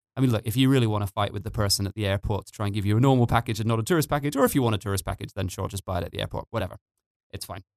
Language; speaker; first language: English; native; English